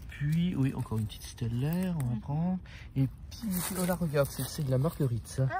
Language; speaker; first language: French; native; French